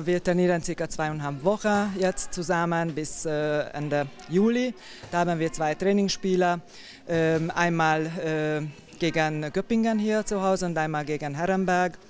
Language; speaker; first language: German; non-native, fluent; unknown